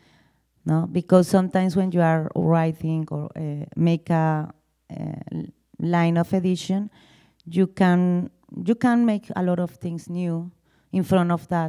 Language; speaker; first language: English; non-native, learner; Spanish